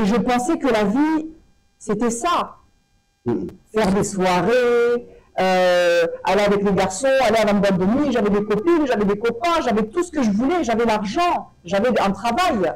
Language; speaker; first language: French; native; French